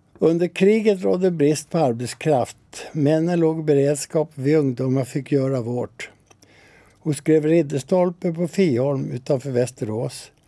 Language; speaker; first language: Swedish; native; Swedish